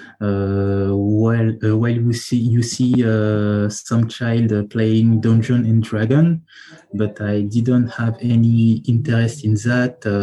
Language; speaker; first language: English; non-native, learner; French